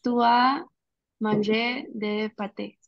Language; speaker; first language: French; non-native, learner; Spanish